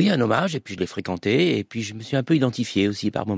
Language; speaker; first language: French; native; French